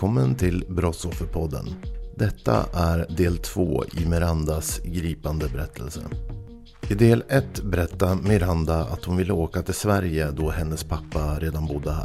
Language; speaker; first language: Swedish; native; Swedish